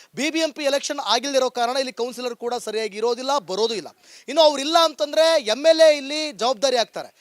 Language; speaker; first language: Kannada; native; Kannada